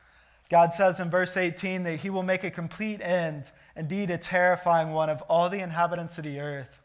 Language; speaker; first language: English; native; English